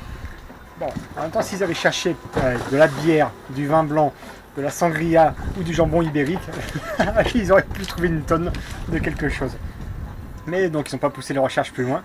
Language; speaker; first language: French; native; French